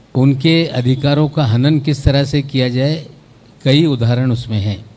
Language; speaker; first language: Hindi; non-native, local second language; Marathi